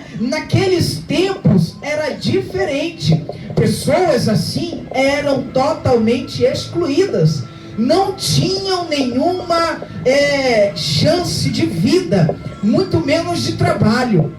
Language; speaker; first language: Portuguese; native; Portuguese